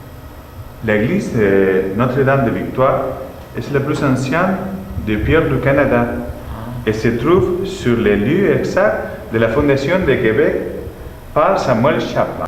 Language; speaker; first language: French; non-native, learner; Spanish